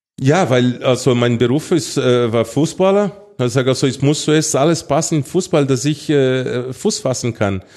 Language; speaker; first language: German; non-native, fluent; Portuguese